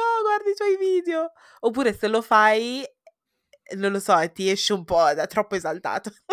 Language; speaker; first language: Italian; early bilingual, heritage; Italian